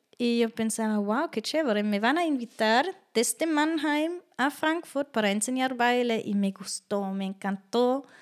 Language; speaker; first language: Spanish; non-native, fluent; German